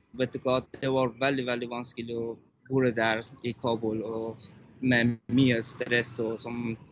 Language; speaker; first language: Norwegian; non-native, learner; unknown